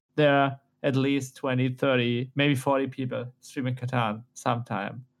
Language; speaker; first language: English; non-native, fluent; German